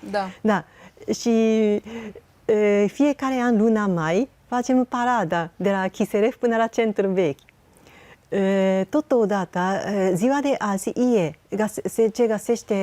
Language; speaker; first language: Romanian; non-native, learner; Japanese